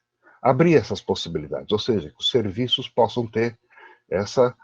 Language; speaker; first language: Portuguese; native; Portuguese